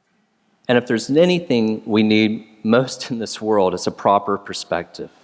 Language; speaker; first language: English; native; English